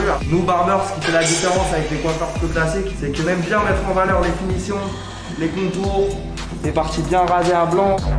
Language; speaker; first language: French; native; French